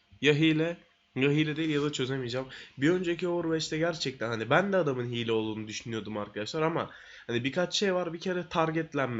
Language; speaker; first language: Turkish; native; Turkish